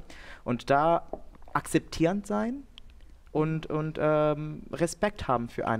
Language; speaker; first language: German; non-native, fluent; Bangla